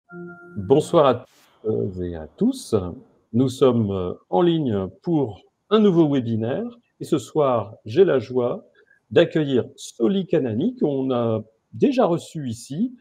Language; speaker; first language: French; native; French